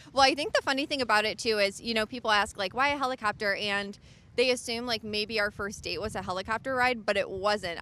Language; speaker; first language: English; native; English